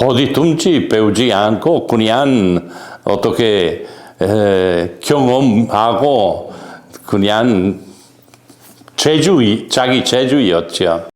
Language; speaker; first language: Korean; non-native, fluent; Italian